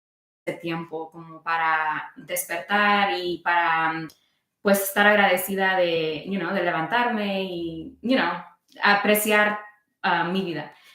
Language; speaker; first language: Spanish; early bilingual, heritage; Spanish